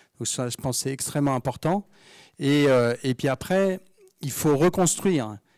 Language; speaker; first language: French; native; French